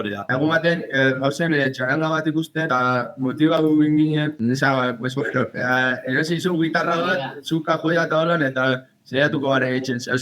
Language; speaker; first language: Basque; native; Basque